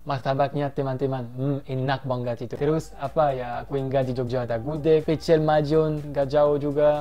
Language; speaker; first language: Indonesian; non-native, fluent; French